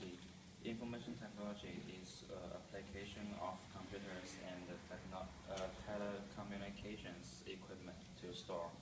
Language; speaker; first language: English; non-native, learner; Chinese